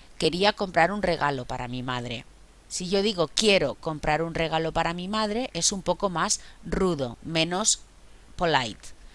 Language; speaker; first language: Spanish; native; Spanish